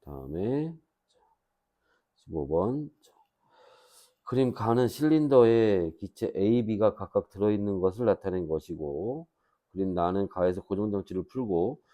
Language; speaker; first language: Korean; native; Korean